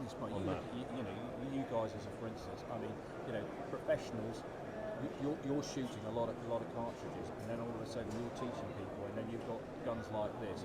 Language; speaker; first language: English; native; English